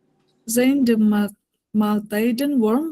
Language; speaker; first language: Dutch; non-native, learner; Indonesian